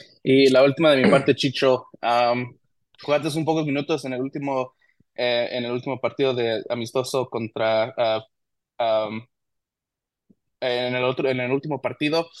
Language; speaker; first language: Spanish; early bilingual, heritage; English